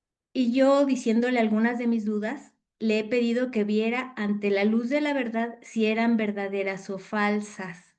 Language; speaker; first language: Spanish; native; Spanish